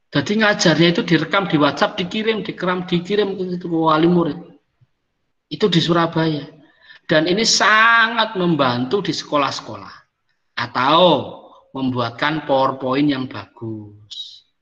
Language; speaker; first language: Indonesian; non-native, local second language; Javanese